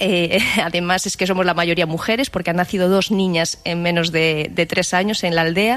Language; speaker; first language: Spanish; native; Spanish